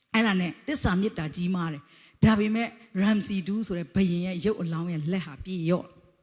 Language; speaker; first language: Burmese; non-native, local second language; Kachin